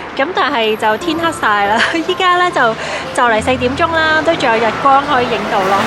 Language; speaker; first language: Cantonese; early bilingual, heritage; Cantonese